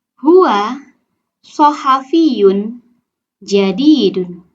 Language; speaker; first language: Arabic; non-native, learner; Indonesian